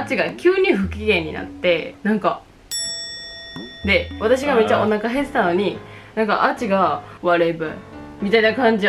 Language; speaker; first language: Japanese; native; Japanese